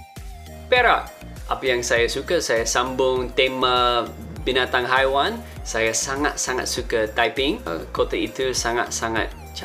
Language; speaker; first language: Indonesian; non-native, fluent; English